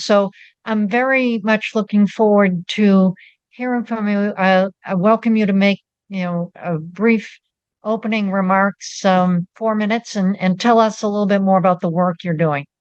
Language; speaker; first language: English; native; English